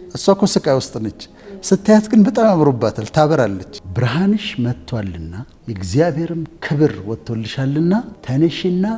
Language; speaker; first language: Amharic; native; Amharic